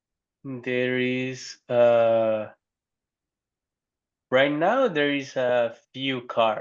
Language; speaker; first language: English; non-native, learner; Spanish